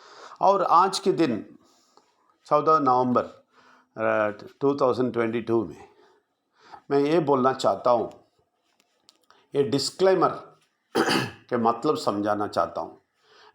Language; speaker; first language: Hindi; non-native, local second language; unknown